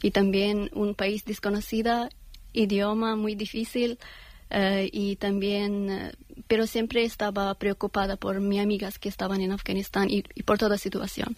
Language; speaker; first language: Spanish; non-native, learner; Persian